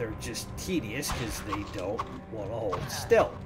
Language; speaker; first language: English; native; English